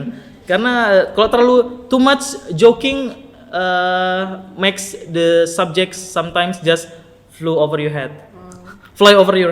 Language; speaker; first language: English; non-native, learner; Indonesian